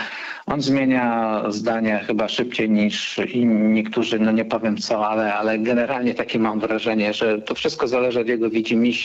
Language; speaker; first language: Polish; native; Polish